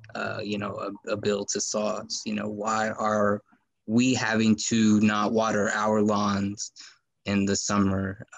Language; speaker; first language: English; native; English